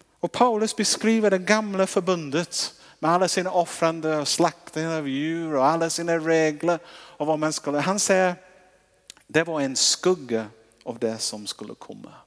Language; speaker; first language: Swedish; non-native, fluent; English